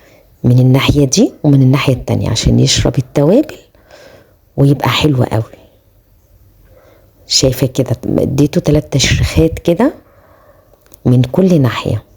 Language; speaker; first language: Arabic; native; Arabic